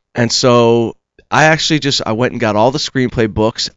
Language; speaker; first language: English; native; English